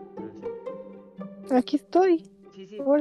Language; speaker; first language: Spanish; native; Spanish